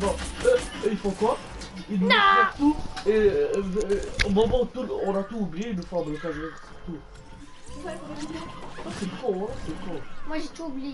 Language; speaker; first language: French; native; French